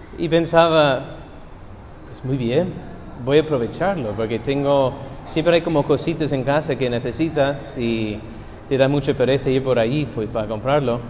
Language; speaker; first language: Spanish; non-native, fluent; English